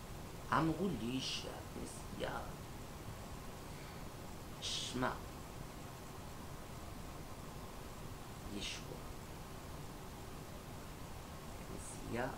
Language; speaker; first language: Hebrew; non-native, learner; French